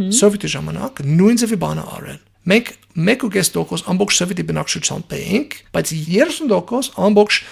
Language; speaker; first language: Armenian; non-native, fluent; English